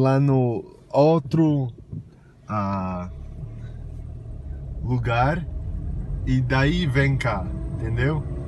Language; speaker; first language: Portuguese; non-native, fluent; English